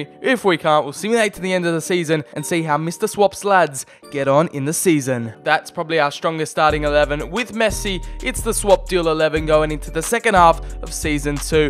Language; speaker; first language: English; native; English